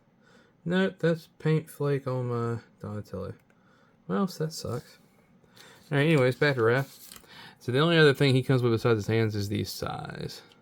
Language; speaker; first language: English; native; English